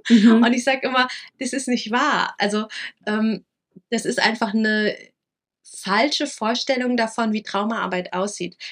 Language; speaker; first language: German; early bilingual, other home language; Vietnamese